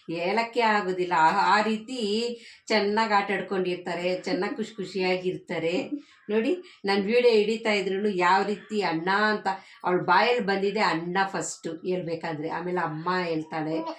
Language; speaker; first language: Kannada; non-native, local second language; Marathi